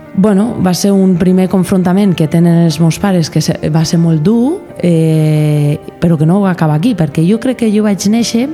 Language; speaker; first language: Catalan; native; Catalan